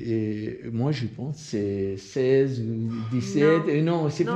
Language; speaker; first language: French; non-native, learner; Kurdish